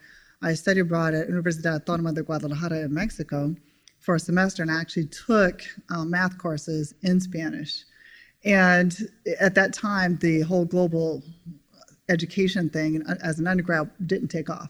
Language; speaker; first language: English; native; English